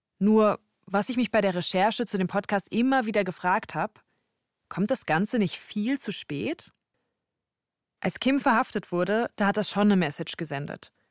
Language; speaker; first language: German; native; German